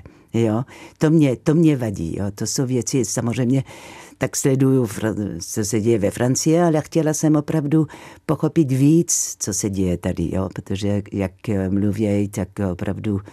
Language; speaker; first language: Czech; non-native, fluent; French